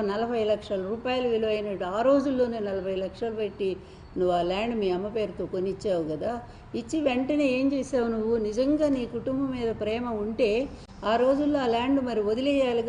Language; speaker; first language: Telugu; native; Telugu